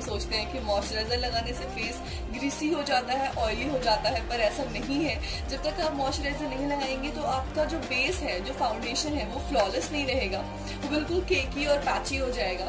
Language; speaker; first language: Hindi; native; Hindi